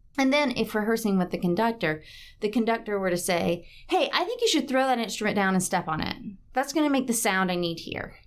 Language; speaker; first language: English; native; English